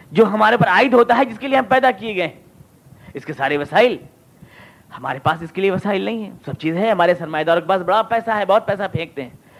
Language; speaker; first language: Urdu; native; Urdu